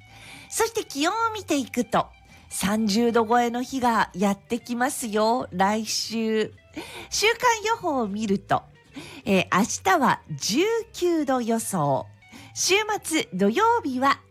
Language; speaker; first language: Japanese; native; Japanese